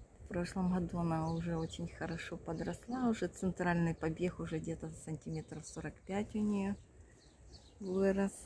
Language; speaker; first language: Russian; native; Russian